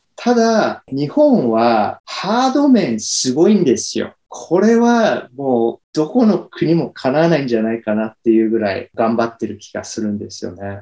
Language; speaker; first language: Japanese; early bilingual, heritage; Japanese